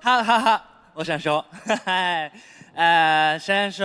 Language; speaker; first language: Chinese; non-native, learner; Japanese